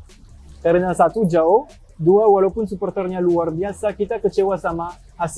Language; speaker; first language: Indonesian; non-native, fluent; French